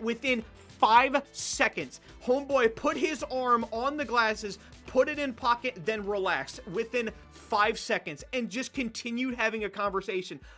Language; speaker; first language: English; native; English